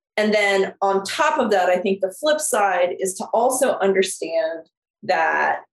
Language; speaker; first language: English; non-native, fluent; Korean